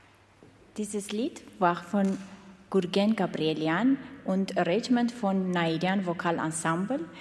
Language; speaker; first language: German; non-native, learner; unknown